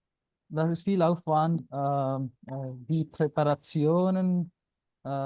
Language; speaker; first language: German; non-native, learner; Punjabi